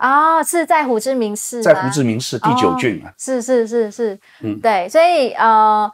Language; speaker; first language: Chinese; non-native, fluent; Vietnamese